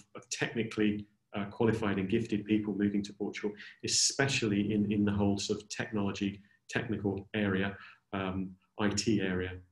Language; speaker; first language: English; native; English